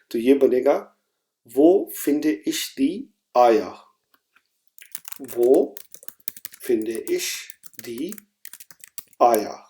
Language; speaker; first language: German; non-native, fluent; Urdu